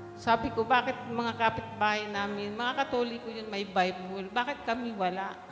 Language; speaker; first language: Filipino; non-native, local second language; Bikol